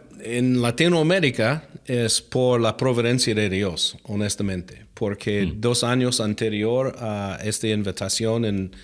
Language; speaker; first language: Spanish; non-native, fluent; English